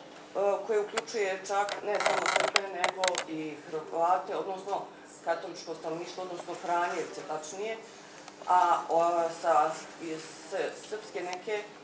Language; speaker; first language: Bosnian; native; Bosnian